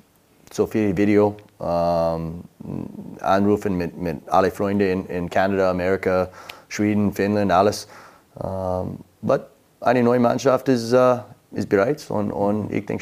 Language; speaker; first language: German; non-native, learner; English